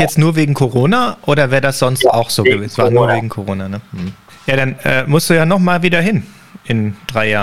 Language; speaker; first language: German; native; German